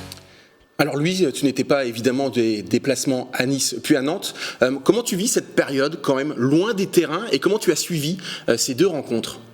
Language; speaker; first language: French; native; French